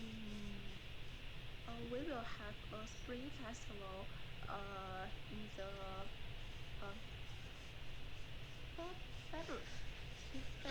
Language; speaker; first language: English; non-native, learner; Chinese